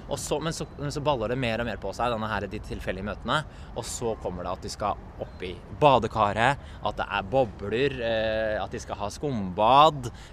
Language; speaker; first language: Norwegian; native; Norwegian